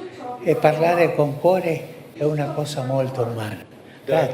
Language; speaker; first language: Italian; non-native, fluent; Spanish